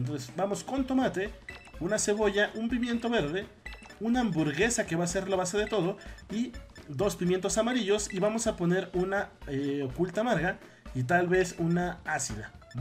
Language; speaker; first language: Spanish; native; Spanish